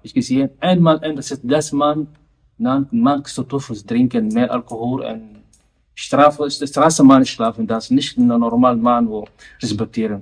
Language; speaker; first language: German; non-native, learner; Somali